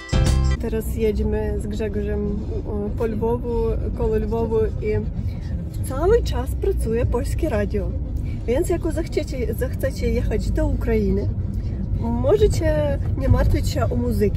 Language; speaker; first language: Polish; non-native, learner; Ukrainian